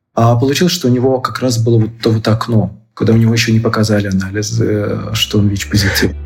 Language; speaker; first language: Russian; native; Russian